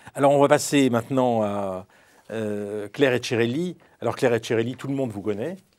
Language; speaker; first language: French; native; French